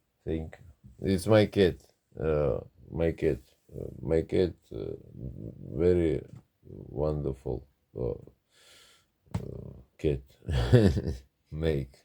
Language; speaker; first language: English; non-native, learner; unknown